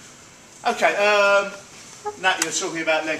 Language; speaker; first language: English; native; English